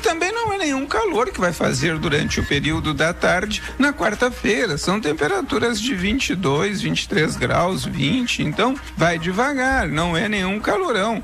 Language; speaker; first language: Portuguese; native; Portuguese